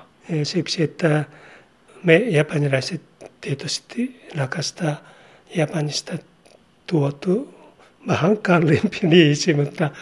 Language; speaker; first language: Finnish; non-native, learner; Japanese